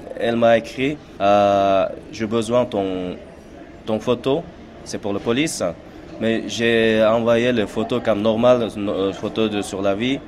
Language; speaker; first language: French; non-native, learner; Uyghur